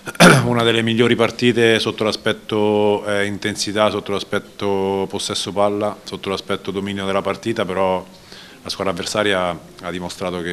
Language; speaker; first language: Italian; native; Italian